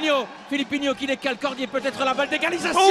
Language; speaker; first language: French; native; French